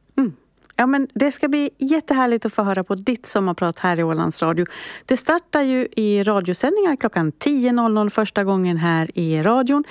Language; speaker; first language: Swedish; native; Swedish